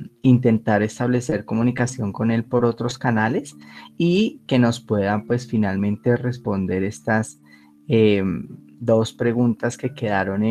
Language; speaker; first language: Spanish; native; Spanish